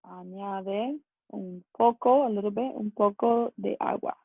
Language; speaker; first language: Spanish; non-native, fluent; English